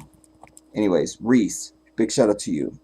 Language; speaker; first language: English; native; English